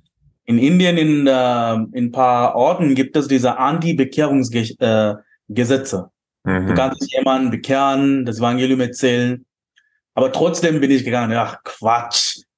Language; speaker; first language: German; non-native, fluent; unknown